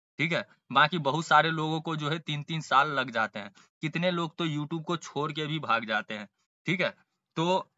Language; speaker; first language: Hindi; native; Hindi